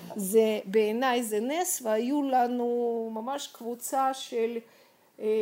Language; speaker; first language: Hebrew; non-native, fluent; Russian